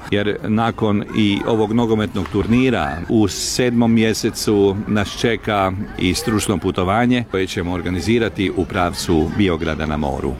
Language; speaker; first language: Croatian; early bilingual, heritage; Hungarian